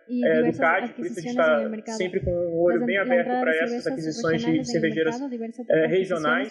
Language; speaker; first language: Portuguese; native; Portuguese